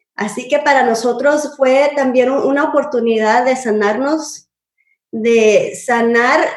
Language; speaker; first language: Spanish; early bilingual, heritage; Spanish